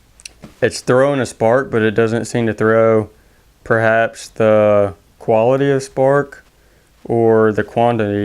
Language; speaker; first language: English; native; English